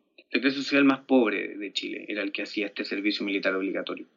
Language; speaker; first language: Spanish; native; Spanish